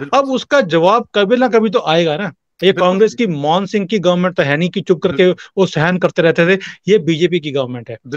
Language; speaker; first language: Hindi; native; Hindi